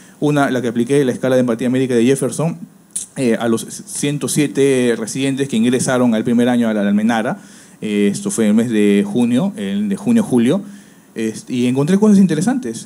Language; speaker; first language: Spanish; native; Spanish